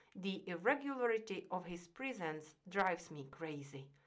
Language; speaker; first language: English; non-native, fluent; Czech